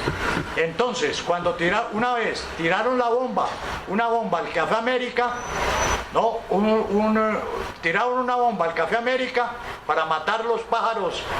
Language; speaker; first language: Spanish; native; Spanish